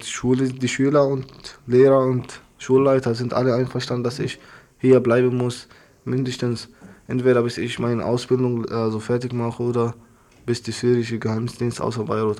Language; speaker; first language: German; non-native, learner; Arabic